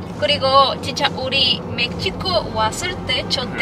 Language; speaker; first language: Korean; non-native, learner; Spanish